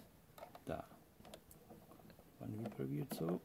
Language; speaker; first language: German; non-native, learner; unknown